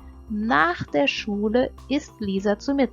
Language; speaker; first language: German; non-native, fluent; Portuguese